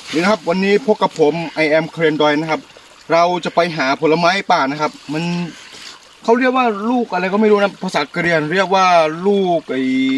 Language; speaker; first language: Thai; non-native, local second language; Karen languages